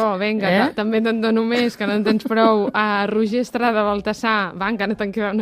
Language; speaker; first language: Catalan; native; Catalan